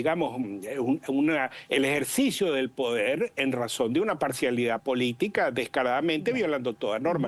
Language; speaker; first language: Spanish; native; Spanish